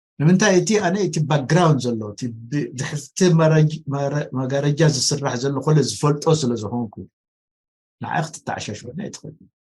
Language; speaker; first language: Tigrinya; non-native, local second language; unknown